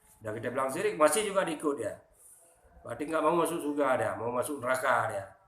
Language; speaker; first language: Malay; non-native, local second language; Achinese